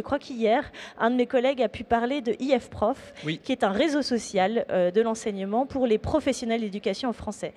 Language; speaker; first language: French; native; French